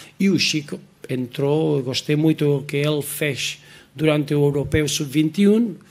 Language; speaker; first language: Portuguese; non-native, fluent; Spanish